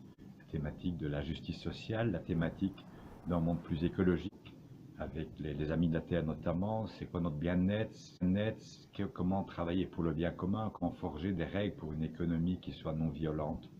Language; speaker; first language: French; native; French